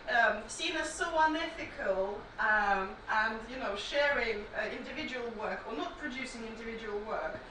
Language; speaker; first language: English; non-native, fluent; Russian